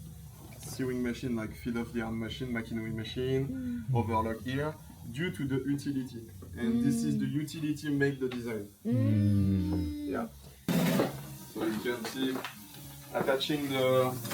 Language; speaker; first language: English; non-native, fluent; French